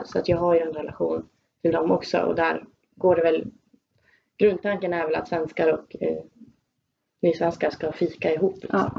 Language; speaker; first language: Swedish; native; Swedish